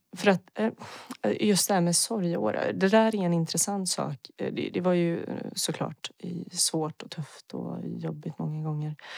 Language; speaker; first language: Swedish; early bilingual, other home language; Bosnian